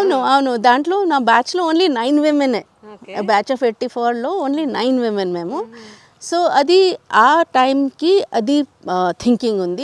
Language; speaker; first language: Telugu; non-native, fluent; Hindi